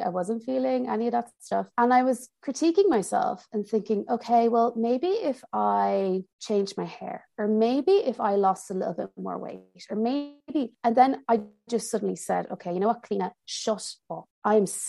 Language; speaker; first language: English; native; English